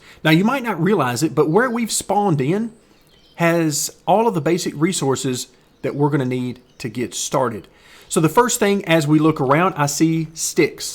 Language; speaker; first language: English; native; English